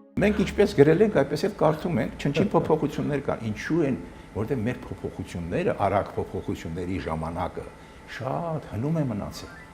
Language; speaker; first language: Armenian; native; Armenian